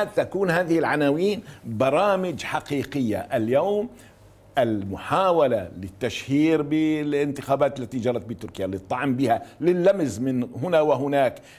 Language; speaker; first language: Arabic; native; Arabic